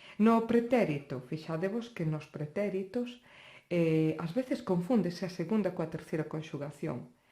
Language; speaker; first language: Galician; non-native, local second language; Spanish